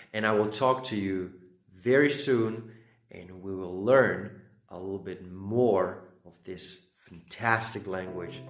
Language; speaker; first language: English; non-native, fluent; Slovak